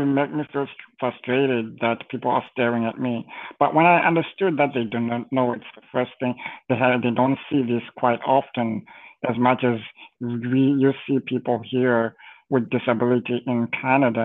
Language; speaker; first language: English; non-native, local second language; Shona